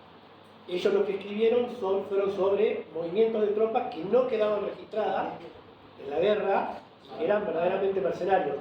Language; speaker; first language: Spanish; native; Spanish